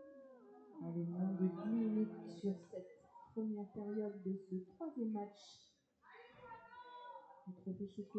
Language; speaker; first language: French; native; French